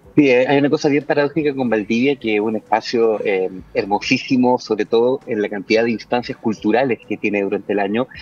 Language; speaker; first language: Spanish; native; Spanish